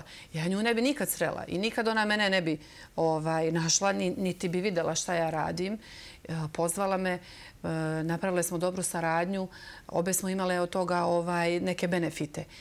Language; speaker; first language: Serbian; native; Serbian